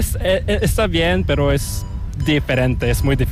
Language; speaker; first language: Spanish; non-native, learner; Korean